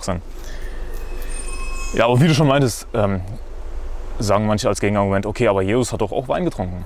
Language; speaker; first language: German; native; German